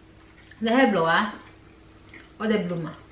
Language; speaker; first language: Swedish; non-native, learner; Indonesian